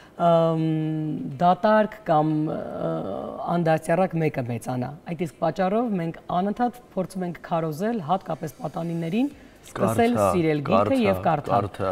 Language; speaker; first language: Armenian; native; Armenian